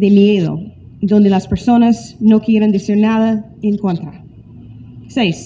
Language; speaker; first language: Spanish; non-native, fluent; English